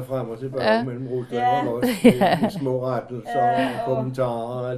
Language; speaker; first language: Danish; native; Danish